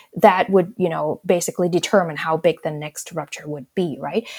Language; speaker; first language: English; non-native, local second language; Cantonese